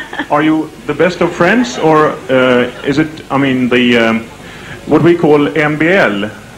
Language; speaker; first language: English; non-native, fluent; Swedish